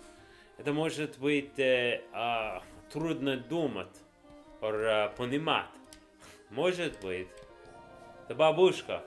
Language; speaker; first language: Russian; non-native, learner; English